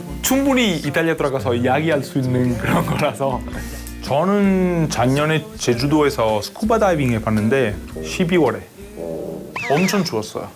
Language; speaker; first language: Korean; non-native, fluent; Italian